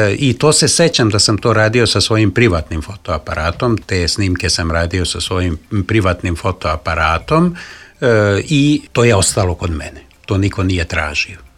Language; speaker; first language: Serbian; non-native, local second language; Hungarian